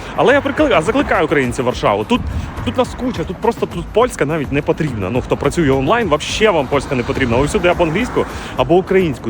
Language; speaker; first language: Ukrainian; native; Ukrainian